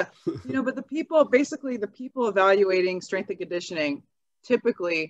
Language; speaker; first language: English; native; English